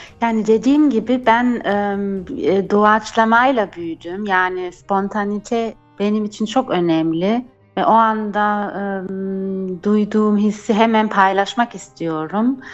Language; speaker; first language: Turkish; early bilingual, heritage; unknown